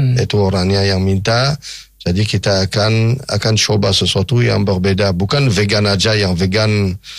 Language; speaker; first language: Indonesian; non-native, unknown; French